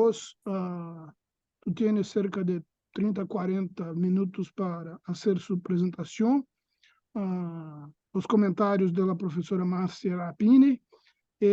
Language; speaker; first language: Spanish; non-native, fluent; Portuguese